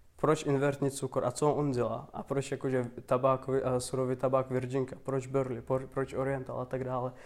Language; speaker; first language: Czech; non-native, fluent; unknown